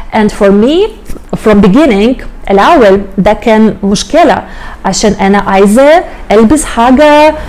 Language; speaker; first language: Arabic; non-native, learner; Russian